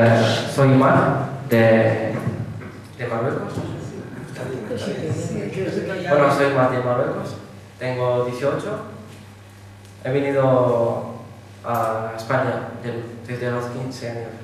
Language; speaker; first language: Spanish; non-native, fluent; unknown